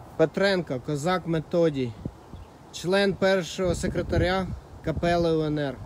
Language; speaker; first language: Ukrainian; non-native, local second language; Russian